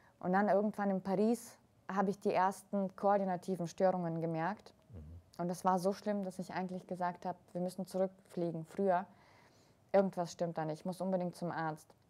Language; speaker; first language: German; early bilingual, other home language; Russian